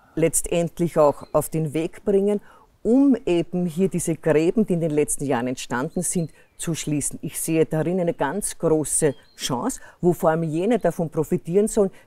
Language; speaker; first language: German; native; German